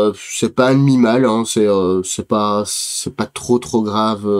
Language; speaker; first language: French; native; French